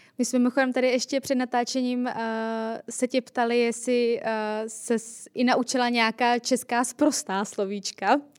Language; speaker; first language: Czech; native; Czech